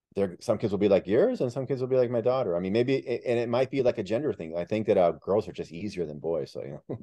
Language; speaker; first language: English; early bilingual, other home language; Spanish